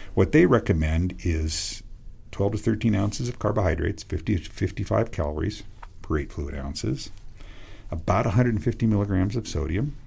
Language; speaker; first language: English; native; English